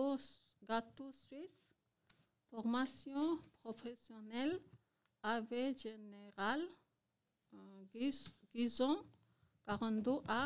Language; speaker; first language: French; non-native, learner; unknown